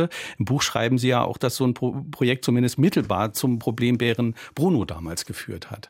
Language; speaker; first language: German; native; German